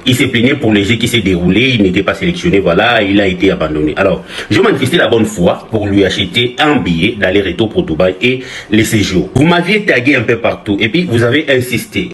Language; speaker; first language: French; non-native, local second language; Lingala